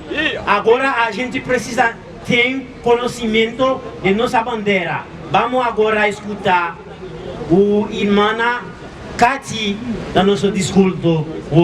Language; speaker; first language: Portuguese; non-native, learner; Haitian Creole